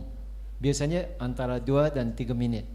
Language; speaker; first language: Indonesian; non-native, fluent; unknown